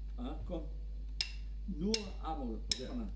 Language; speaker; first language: German; non-native, learner; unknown